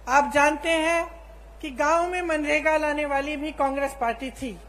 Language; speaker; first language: Hindi; native; Hindi